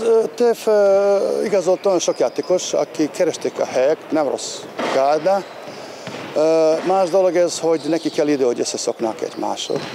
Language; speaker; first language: Hungarian; non-native, fluent; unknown